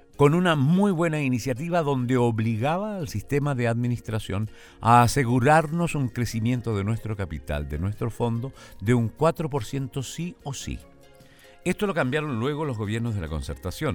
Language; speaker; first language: Spanish; native; Spanish